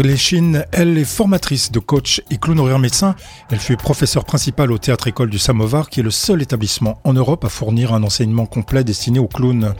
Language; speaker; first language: French; native; French